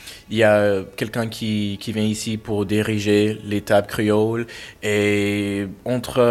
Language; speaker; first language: French; non-native, fluent; English